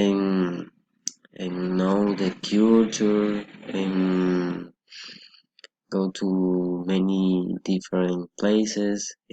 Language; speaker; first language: English; non-native, learner; Spanish